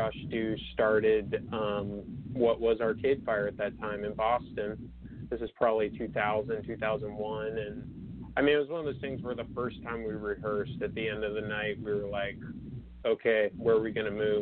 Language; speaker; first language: English; native; English